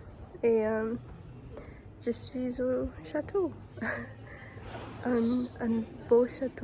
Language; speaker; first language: French; non-native, learner; English